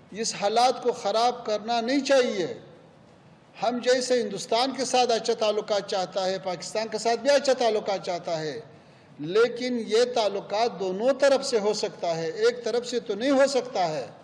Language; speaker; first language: Hindi; non-native, fluent; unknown